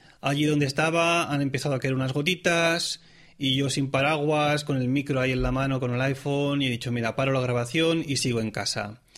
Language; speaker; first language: Spanish; non-native, local second language; Catalan